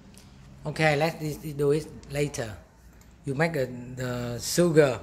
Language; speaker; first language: English; non-native, learner; Vietnamese